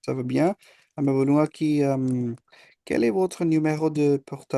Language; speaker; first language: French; non-native, fluent; Hindi